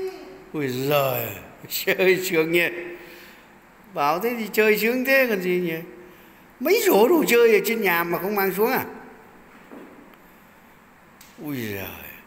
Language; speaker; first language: Vietnamese; native; Vietnamese